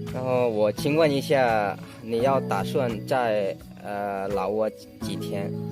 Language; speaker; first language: Chinese; non-native, fluent; Lao